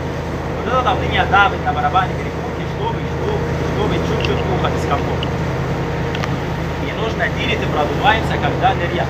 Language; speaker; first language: Russian; non-native, learner; Arabic